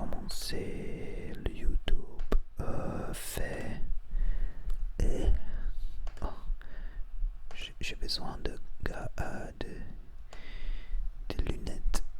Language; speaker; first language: French; non-native, learner; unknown